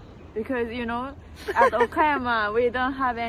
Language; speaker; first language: English; non-native, learner; Japanese